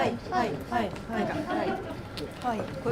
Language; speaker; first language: Japanese; native; Japanese